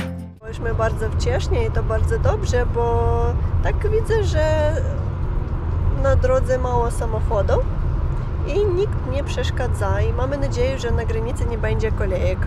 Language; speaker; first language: Polish; non-native, learner; Ukrainian